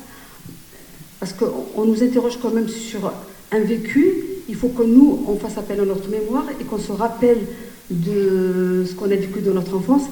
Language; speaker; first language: French; native; French